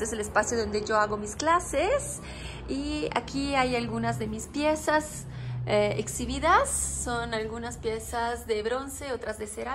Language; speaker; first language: Spanish; non-native, fluent; Italian